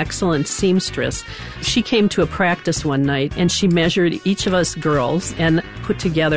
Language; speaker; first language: English; native; English